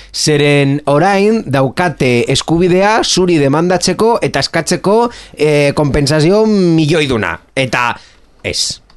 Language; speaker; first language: Basque; non-native, local second language; Spanish